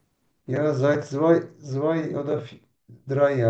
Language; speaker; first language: German; non-native, learner; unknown